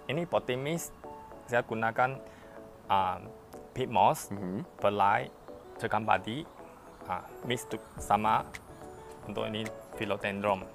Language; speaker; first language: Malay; non-native, local second language; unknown